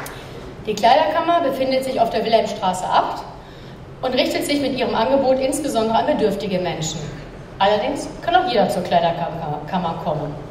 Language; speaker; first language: German; native; German